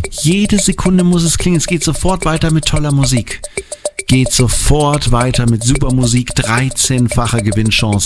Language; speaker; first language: German; native; German